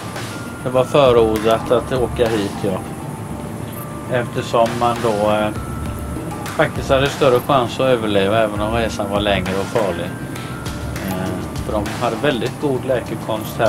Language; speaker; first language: Swedish; native; Swedish